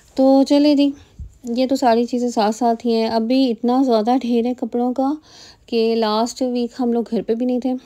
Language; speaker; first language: Urdu; native; Urdu